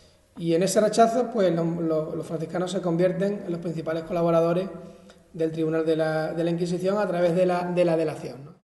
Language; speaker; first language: Spanish; native; Spanish